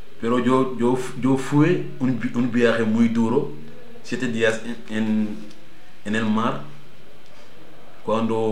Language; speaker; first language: Spanish; non-native, learner; Wolof